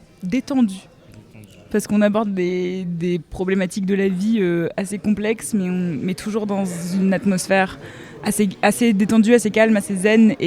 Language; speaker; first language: French; native; French